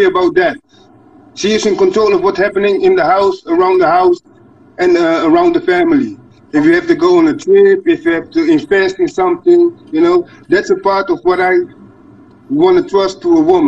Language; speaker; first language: English; non-native, fluent; Dutch